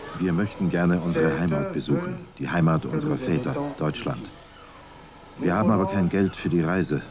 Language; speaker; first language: German; native; German